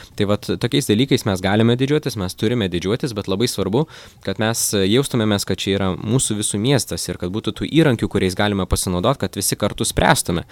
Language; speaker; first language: Lithuanian; native; Lithuanian